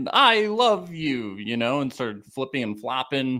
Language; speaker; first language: English; native; English